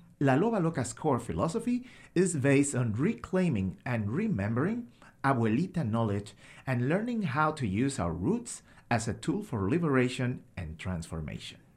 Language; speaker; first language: English; non-native, fluent; Spanish